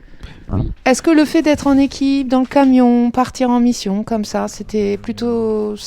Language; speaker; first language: French; native; French